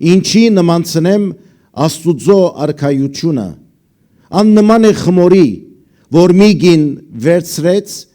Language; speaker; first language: Armenian; early bilingual, heritage; Armenian